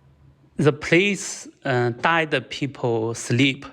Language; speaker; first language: English; non-native, learner; Chinese